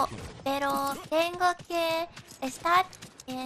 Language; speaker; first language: Spanish; non-native, learner; English